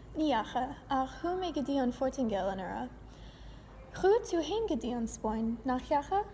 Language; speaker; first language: Irish; non-native, learner; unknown